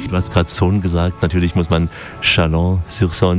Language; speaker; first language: German; native; German